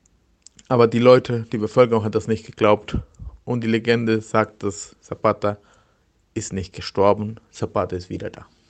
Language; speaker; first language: German; non-native, learner; Spanish